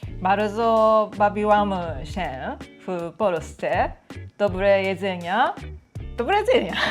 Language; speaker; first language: Polish; non-native, learner; Japanese